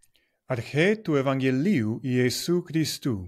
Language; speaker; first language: Greek; non-native, fluent; English